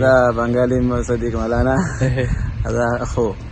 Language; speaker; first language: Arabic; non-native, learner; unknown